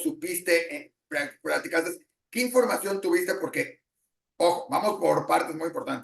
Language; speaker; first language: Spanish; native; Spanish